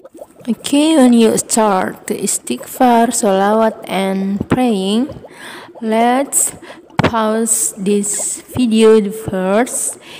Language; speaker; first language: English; non-native, fluent; Indonesian